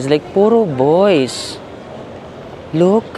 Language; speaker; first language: English; non-native, local second language; Filipino